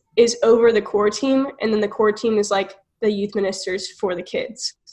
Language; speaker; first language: English; native; English